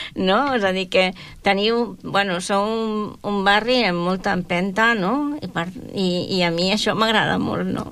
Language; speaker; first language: Catalan; native; Catalan